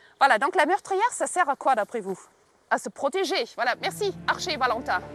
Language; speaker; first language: French; non-native, fluent; German